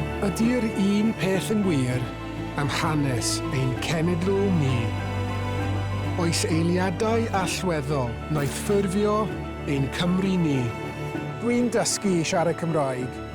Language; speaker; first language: Welsh; non-native, local second language; English